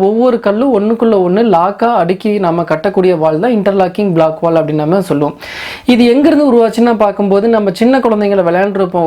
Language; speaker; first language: Tamil; native; Tamil